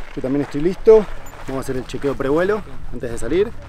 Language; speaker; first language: Spanish; native; Spanish